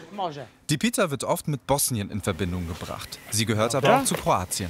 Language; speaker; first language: German; early bilingual, other home language; Croatian